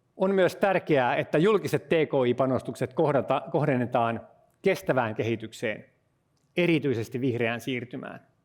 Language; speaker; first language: Finnish; native; Finnish